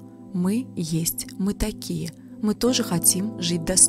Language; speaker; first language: Russian; native; Russian